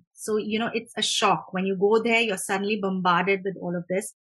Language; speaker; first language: English; non-native, local second language; Hindi